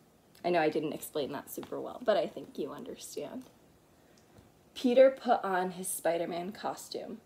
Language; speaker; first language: English; native; English